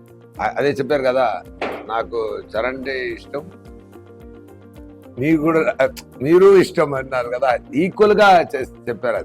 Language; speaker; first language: Telugu; non-native, fluent; Tamil